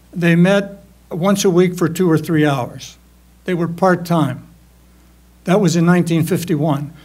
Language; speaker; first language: English; native; English